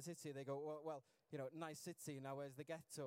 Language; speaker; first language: English; non-native, local second language; Welsh